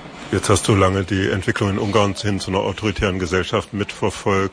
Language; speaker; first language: German; native; German